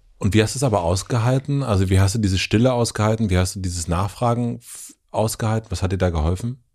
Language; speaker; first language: German; native; German